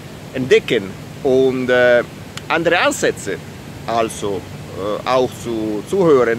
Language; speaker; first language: German; non-native, fluent; Italian